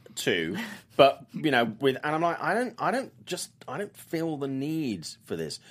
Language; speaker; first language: English; native; English